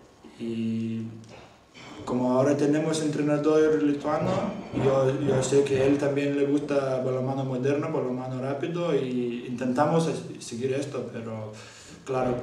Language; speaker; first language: Spanish; non-native, learner; Lithuanian